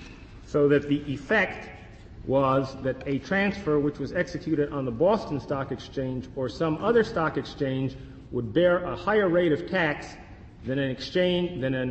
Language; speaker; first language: English; native; English